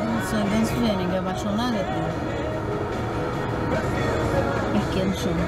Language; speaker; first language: German; non-native, learner; Portuguese